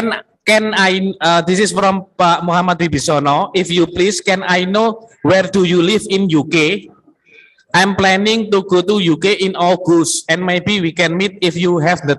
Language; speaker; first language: English; non-native, learner; Indonesian